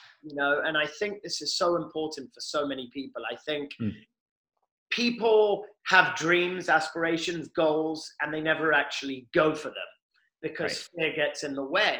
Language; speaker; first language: English; native; English